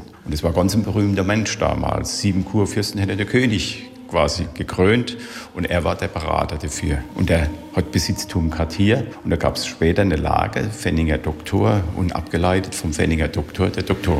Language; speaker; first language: German; native; German